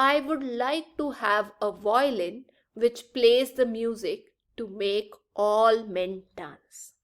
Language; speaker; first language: English; non-native, local second language; Punjabi